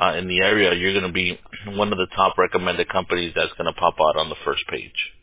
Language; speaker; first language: English; early bilingual, other home language; Spanish